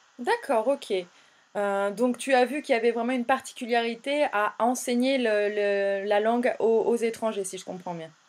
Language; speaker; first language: French; native; French